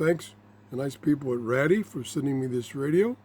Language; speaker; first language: English; native; English